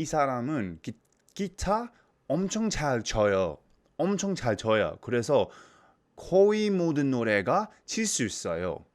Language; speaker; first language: Korean; non-native, learner; English